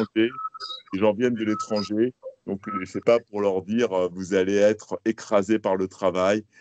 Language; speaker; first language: French; native; French